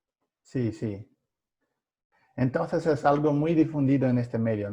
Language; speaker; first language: Spanish; non-native, fluent; Portuguese